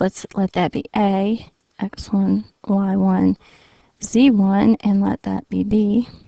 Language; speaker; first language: English; native; English